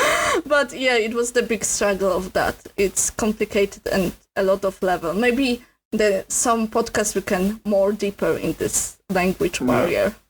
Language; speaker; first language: English; non-native, learner; Polish